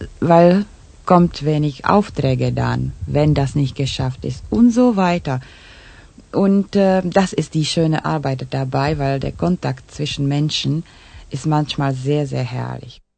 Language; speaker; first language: German; non-native, fluent; Czech